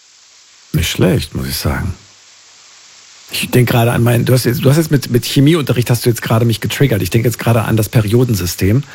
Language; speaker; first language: German; native; German